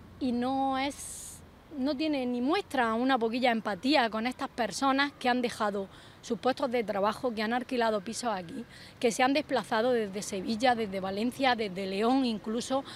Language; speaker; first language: Spanish; native; Spanish